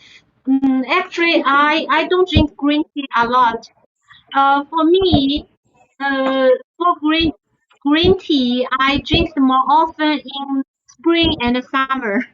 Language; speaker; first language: English; non-native, fluent; Chinese